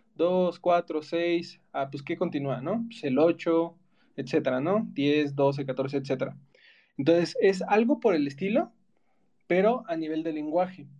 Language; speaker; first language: Spanish; native; Spanish